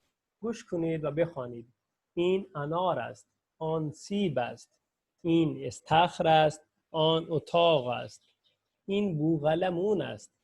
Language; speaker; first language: Persian; non-native, fluent; Urdu